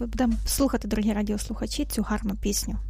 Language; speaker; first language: Ukrainian; native; Ukrainian